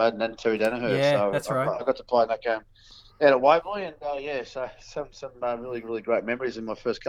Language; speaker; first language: English; native; English